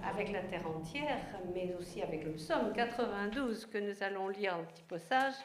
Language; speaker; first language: French; native; French